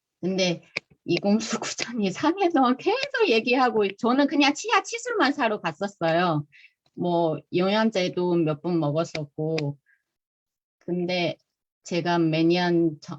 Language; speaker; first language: Korean; non-native, fluent; Chinese